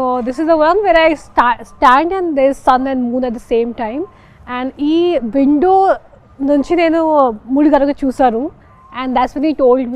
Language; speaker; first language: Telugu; non-native, learner; Hindi